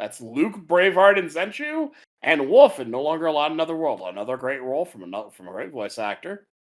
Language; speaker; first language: English; native; English